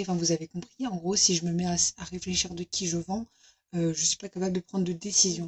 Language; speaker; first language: French; native; French